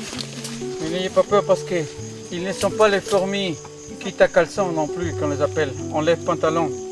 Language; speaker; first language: French; non-native, fluent; Spanish